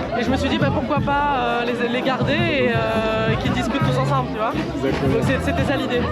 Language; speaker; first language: French; non-native, local second language; Arabic